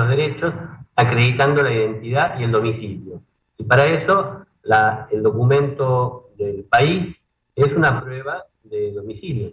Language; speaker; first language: Spanish; native; Spanish